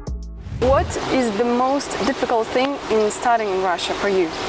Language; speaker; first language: English; non-native, fluent; Russian